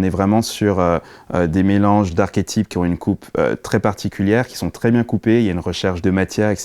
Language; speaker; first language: French; native; French